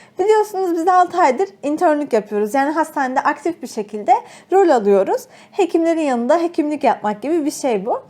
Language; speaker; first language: Turkish; native; Turkish